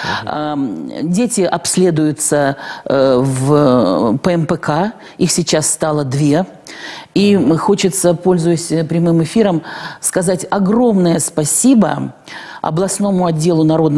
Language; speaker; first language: Russian; native; Russian